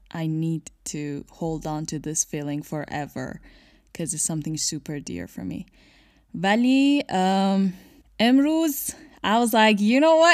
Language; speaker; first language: English; non-native, fluent; Persian